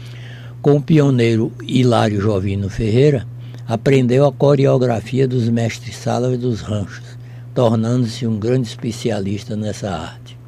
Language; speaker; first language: Portuguese; native; Portuguese